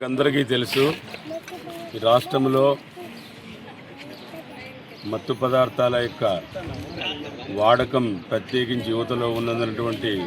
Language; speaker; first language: Telugu; native; Telugu